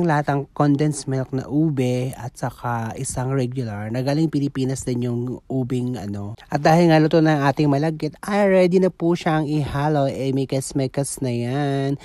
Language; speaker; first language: Filipino; non-native, local second language; Cebuano